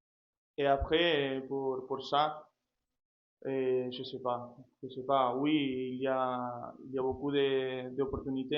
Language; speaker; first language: French; non-native, fluent; Spanish